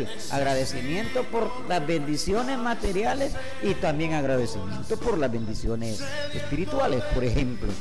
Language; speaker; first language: Spanish; native; Spanish